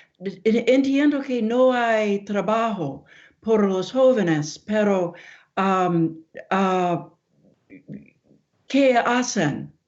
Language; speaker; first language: Spanish; non-native, learner; English